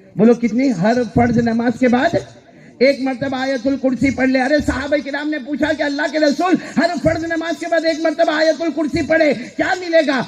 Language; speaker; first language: Urdu; non-native, local second language; Gujarati